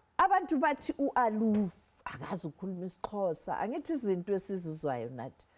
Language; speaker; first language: Zulu; non-native, local second language; Southern Sotho